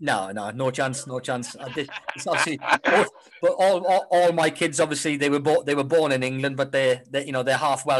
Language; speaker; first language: English; native; English